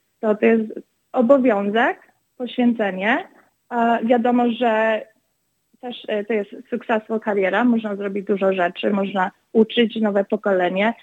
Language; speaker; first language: Polish; early bilingual, other home language; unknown